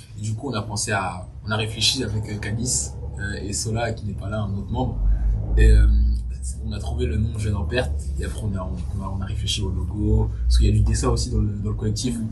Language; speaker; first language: French; early bilingual, other home language; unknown